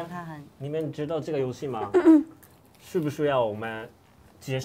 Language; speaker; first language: Chinese; non-native, fluent; Japanese